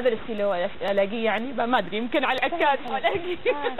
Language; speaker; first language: Arabic; native; Arabic